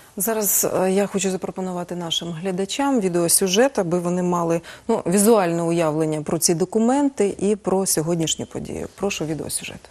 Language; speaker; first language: Ukrainian; native; Ukrainian